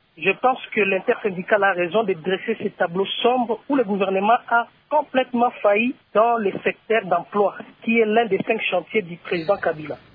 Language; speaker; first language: French; non-native, local second language; Swahili